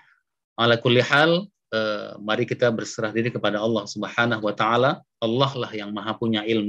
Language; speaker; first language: Indonesian; native; Indonesian